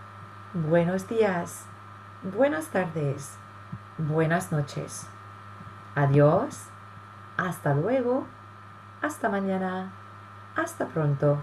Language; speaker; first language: Spanish; non-native, fluent; English